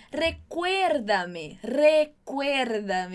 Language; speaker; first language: Spanish; non-native, fluent; Portuguese